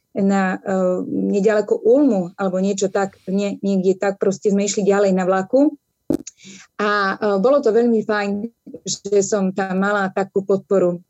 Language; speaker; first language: Slovak; native; Slovak